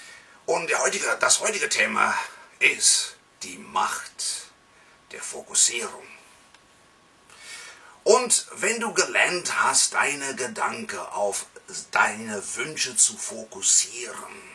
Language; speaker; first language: German; non-native, fluent; English